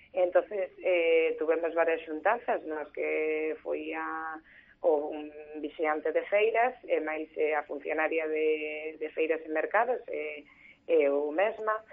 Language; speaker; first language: Galician; non-native, local second language; Spanish